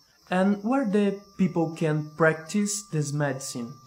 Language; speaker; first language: English; non-native, learner; Portuguese